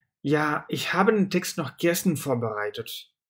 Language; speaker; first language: German; non-native, fluent; Russian